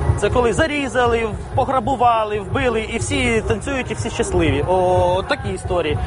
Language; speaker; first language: Ukrainian; non-native, local second language; Russian